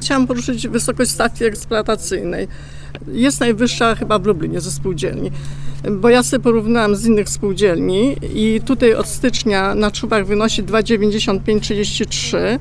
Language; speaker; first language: Polish; native; Polish